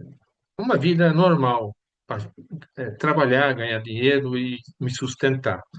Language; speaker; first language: Portuguese; non-native, fluent; Swedish